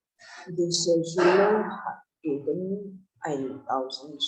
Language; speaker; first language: German; non-native, learner; Indonesian